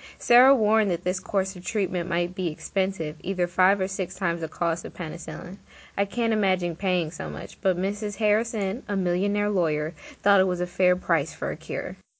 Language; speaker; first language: English; native; English